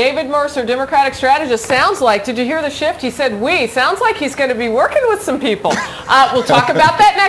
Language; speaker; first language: English; native; English